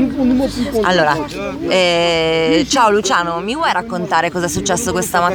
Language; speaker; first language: Italian; native; Italian